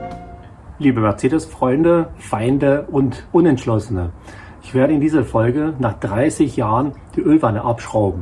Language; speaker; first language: German; native; German